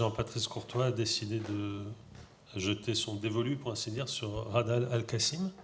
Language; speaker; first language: French; native; French